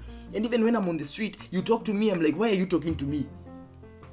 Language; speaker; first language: English; non-native, local second language; Kikuyu